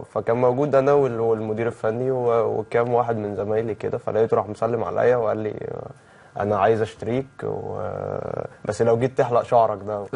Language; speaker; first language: Arabic; native; Arabic